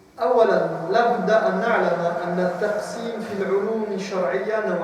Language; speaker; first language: Arabic; non-native, fluent; French